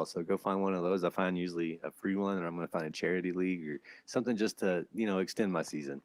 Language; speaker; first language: English; native; English